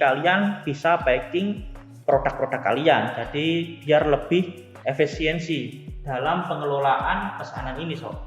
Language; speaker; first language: Indonesian; native; Indonesian